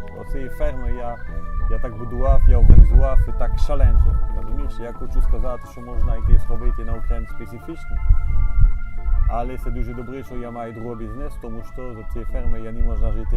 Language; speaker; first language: Ukrainian; non-native, learner; French